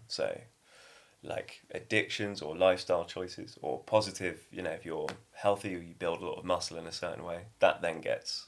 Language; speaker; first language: English; native; English